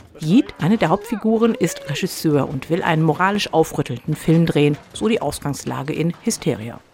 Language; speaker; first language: German; native; German